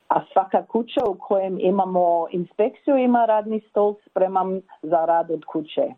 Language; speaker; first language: Croatian; early bilingual, heritage; Croatian